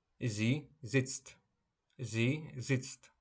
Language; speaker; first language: German; non-native, fluent; Ukrainian